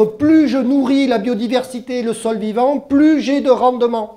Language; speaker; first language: French; early bilingual, other home language; German